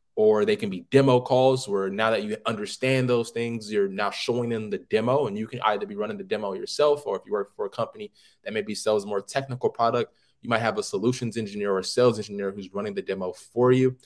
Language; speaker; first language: English; native; English